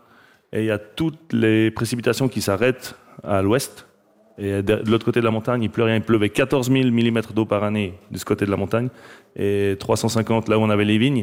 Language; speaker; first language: French; native; French